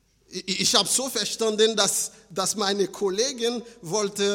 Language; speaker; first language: German; non-native, fluent; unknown